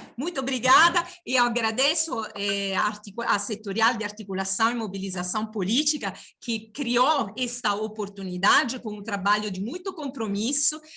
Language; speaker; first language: Portuguese; non-native, fluent; Italian